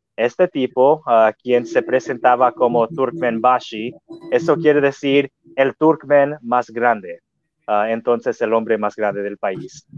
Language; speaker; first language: Spanish; non-native, fluent; English